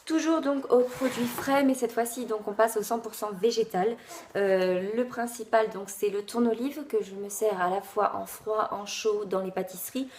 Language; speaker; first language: French; native; French